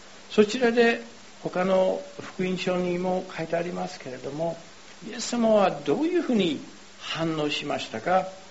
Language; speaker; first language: Japanese; non-native, fluent; English